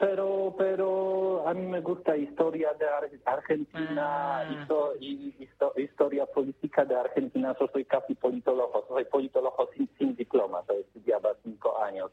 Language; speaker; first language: Spanish; non-native, learner; Polish